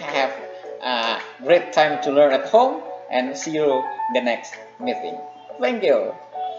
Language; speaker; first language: English; non-native, fluent; Indonesian